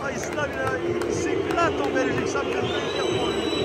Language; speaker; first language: French; native; French